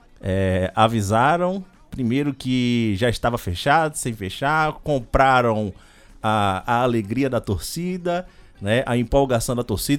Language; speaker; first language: Portuguese; native; Portuguese